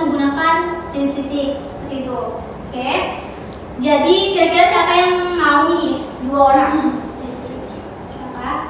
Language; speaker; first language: Indonesian; native; Indonesian